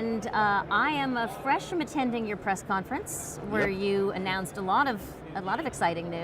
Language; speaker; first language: English; native; English